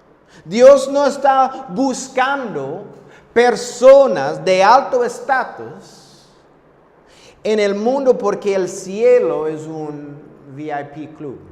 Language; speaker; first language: Spanish; non-native, fluent; English